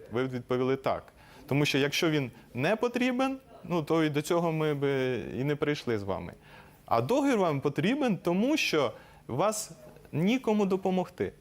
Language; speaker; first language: Ukrainian; native; Ukrainian